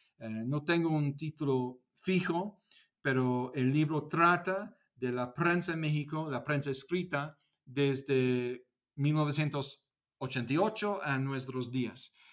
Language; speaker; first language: Spanish; non-native, fluent; English